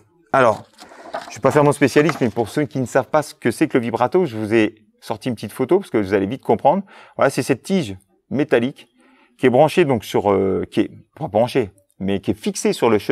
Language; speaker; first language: French; native; French